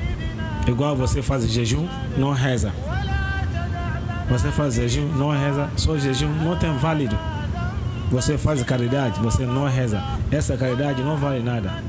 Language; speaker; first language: Portuguese; non-native, learner; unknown